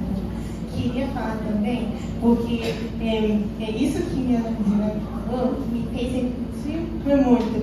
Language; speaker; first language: Portuguese; non-native, fluent; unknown